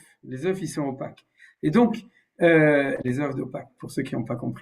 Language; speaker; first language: French; native; French